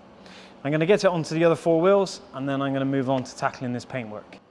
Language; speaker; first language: English; native; English